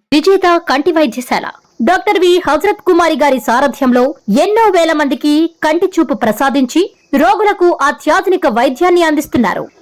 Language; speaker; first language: Telugu; native; Telugu